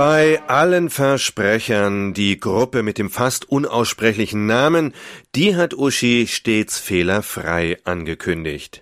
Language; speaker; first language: German; native; German